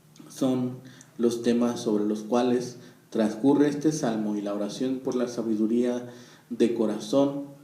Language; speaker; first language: Spanish; native; Spanish